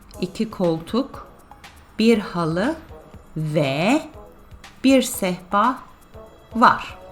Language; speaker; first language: Turkish; non-native, fluent; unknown